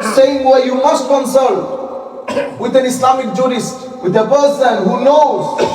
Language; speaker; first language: English; non-native, local second language; Bangla